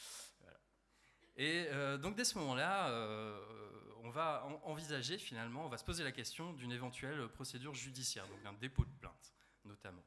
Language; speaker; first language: French; native; French